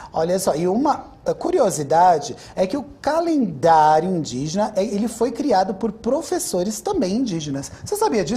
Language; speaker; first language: Portuguese; native; Portuguese